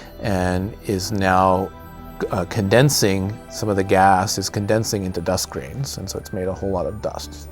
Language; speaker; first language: English; native; English